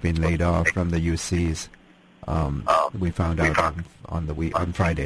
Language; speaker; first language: English; non-native, local second language; Cantonese